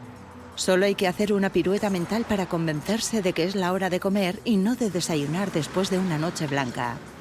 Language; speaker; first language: Spanish; native; Spanish